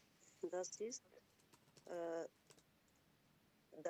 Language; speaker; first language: German; non-native, learner; Macedonian